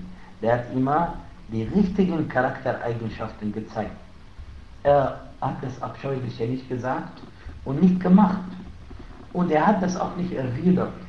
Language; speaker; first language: German; non-native, fluent; Arabic